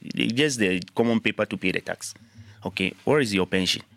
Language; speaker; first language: English; non-native, learner; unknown